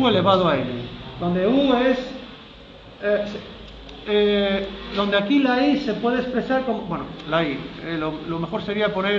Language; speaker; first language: Spanish; native; Spanish